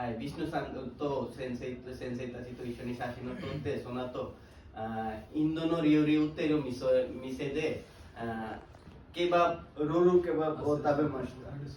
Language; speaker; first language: Japanese; non-native, learner; Bangla